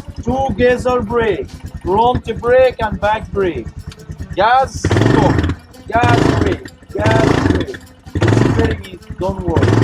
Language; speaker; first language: English; non-native, learner; Arabic